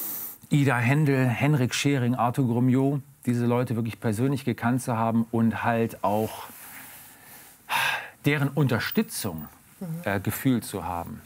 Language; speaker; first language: German; native; German